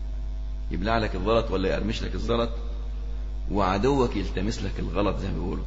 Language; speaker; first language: Arabic; native; Arabic